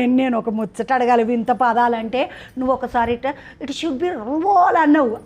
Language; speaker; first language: Telugu; native; Telugu